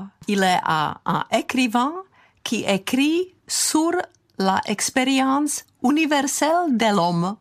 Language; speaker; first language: French; non-native, fluent; Czech